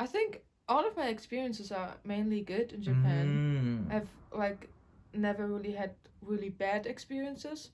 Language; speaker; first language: English; non-native, fluent; German